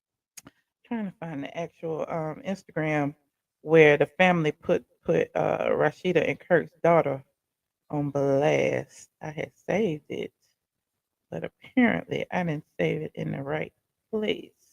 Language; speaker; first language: English; native; English